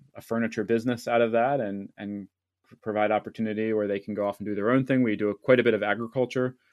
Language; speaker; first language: English; native; English